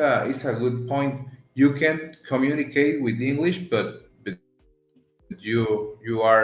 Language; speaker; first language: English; non-native, learner; Spanish